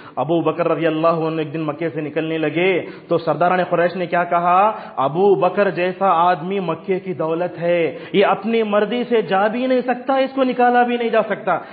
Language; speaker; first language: Urdu; native; Urdu